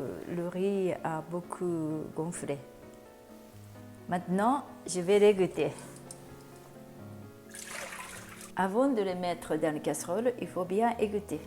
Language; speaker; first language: French; non-native, learner; Japanese